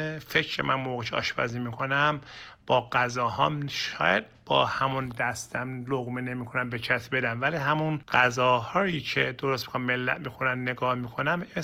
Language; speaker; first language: Persian; non-native, learner; Turkish